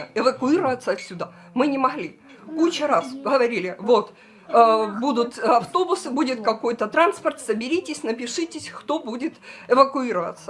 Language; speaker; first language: Russian; native; Russian